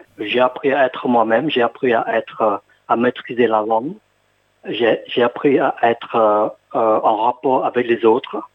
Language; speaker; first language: French; non-native, fluent; Khmer